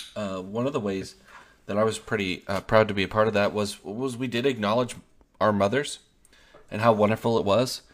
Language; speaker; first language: English; native; English